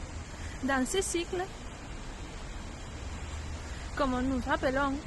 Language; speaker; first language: French; non-native, learner; Spanish